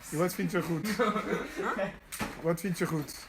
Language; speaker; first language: Dutch; non-native, learner; French